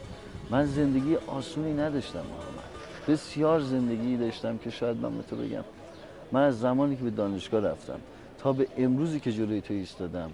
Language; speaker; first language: Persian; native; Persian